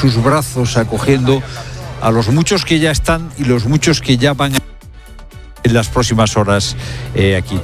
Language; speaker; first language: Spanish; native; Spanish